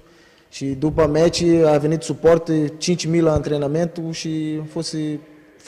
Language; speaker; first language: Romanian; non-native, learner; Portuguese